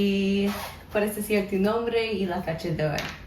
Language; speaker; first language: Spanish; non-native, learner; English